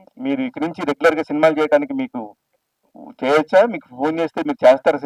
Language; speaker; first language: Telugu; native; Telugu